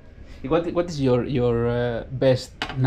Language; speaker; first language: English; non-native, learner; Spanish